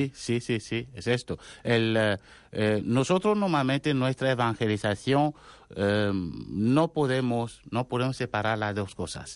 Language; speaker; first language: Spanish; non-native, fluent; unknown